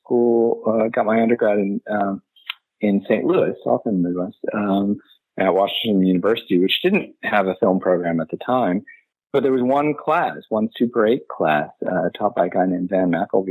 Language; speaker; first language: English; native; English